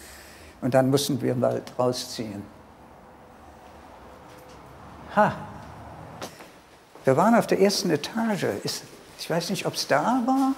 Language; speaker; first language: German; early bilingual, heritage; German